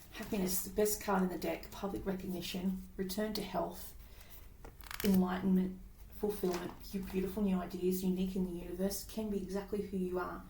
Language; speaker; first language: English; native; English